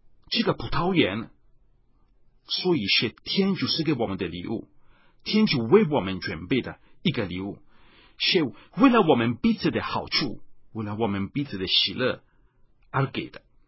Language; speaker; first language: Chinese; non-native, fluent; Italian